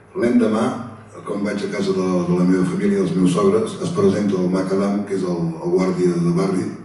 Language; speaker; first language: Catalan; native; Catalan